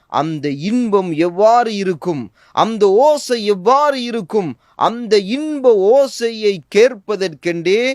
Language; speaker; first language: Tamil; native; Tamil